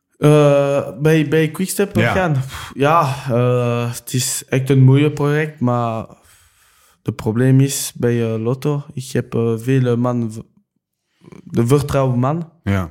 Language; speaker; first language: Dutch; non-native, local second language; French